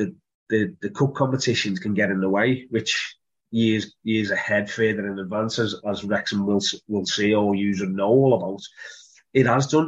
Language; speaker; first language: English; native; English